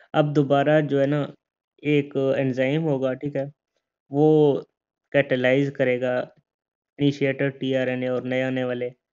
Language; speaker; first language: Hindi; native; Hindi